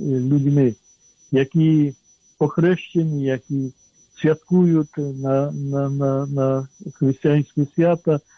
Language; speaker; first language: Ukrainian; non-native, fluent; Polish